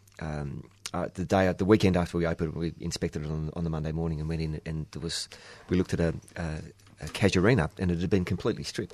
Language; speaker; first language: English; native; English